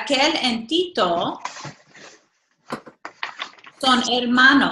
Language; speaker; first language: Spanish; non-native, fluent; English